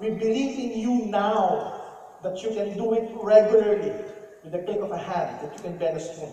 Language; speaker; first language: English; non-native, local second language; Filipino